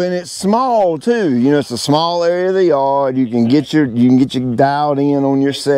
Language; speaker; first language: English; native; English